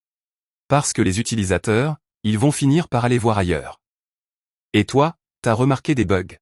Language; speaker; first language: French; native; French